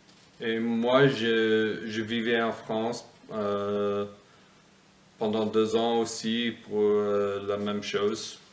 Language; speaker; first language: French; non-native, fluent; English